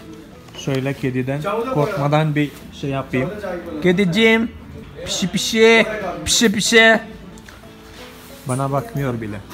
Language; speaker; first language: Turkish; non-native, fluent; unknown